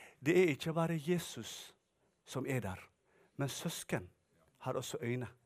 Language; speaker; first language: Norwegian; non-native, fluent; Tigrinya